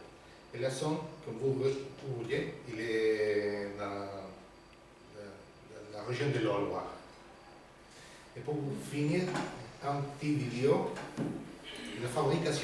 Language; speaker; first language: French; non-native, learner; Spanish